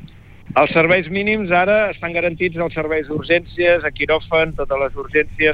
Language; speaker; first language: Catalan; native; Catalan